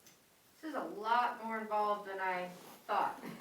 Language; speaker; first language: English; native; English